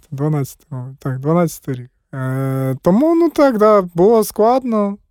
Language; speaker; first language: Ukrainian; non-native, local second language; Russian